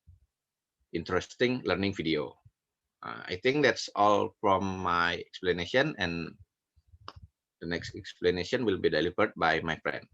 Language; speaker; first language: English; non-native, fluent; Indonesian